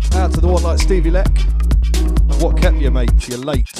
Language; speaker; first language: English; native; English